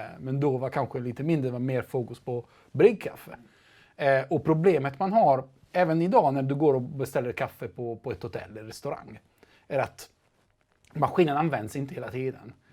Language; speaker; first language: Swedish; non-native, fluent; Italian